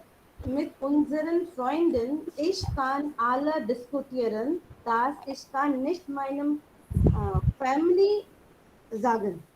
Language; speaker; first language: German; non-native, learner; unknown